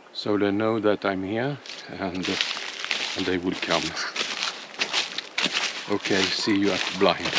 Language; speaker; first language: English; non-native, fluent; Swedish